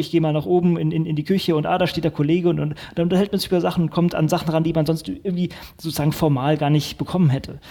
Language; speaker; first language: German; native; German